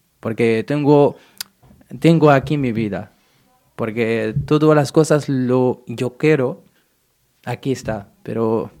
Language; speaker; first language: Spanish; non-native, learner; Arabic